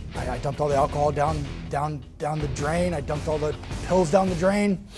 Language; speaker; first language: English; native; English